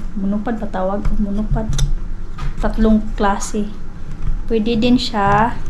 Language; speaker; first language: Filipino; non-native, local second language; Cebuano